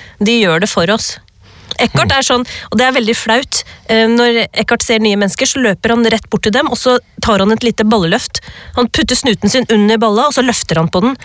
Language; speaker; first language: Norwegian; early bilingual, other home language; Urdu